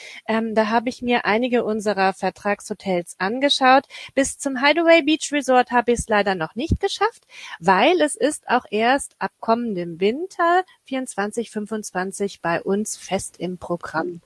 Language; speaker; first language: German; native; German